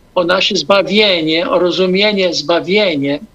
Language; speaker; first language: Polish; non-native, fluent; English